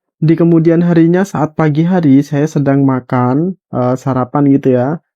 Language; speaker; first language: Indonesian; native; Indonesian